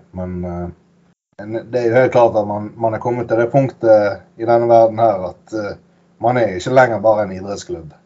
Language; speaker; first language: Norwegian; native; Norwegian